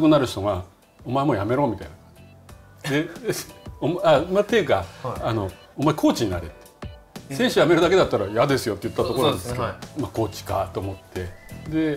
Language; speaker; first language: Japanese; native; Japanese